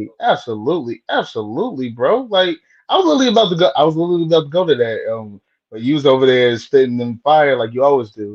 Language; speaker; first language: English; native; English